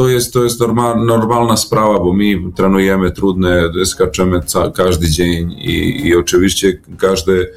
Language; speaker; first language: Polish; non-native, fluent; Serbian